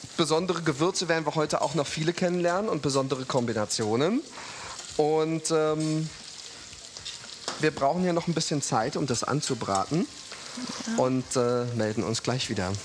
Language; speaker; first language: German; native; German